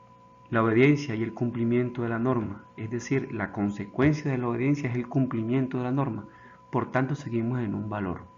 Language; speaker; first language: Spanish; native; Spanish